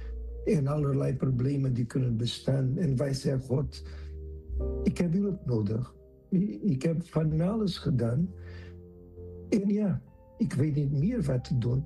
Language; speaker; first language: Dutch; non-native, fluent; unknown